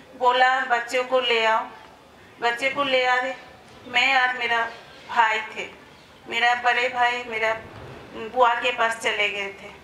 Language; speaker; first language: Hindi; non-native, local second language; Bangla